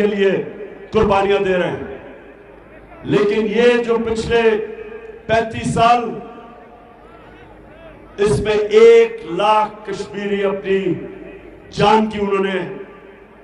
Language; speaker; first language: Urdu; native; Urdu